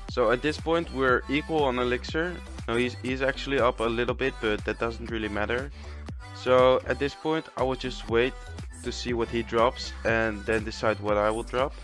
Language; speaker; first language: English; non-native, fluent; Dutch